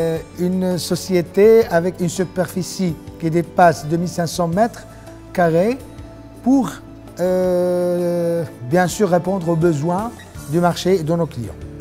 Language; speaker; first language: French; non-native, local second language; Arabic